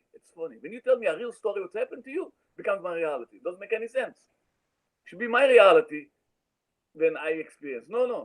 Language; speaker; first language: English; non-native, learner; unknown